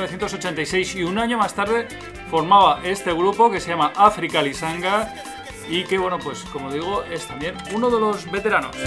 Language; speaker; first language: Spanish; native; Spanish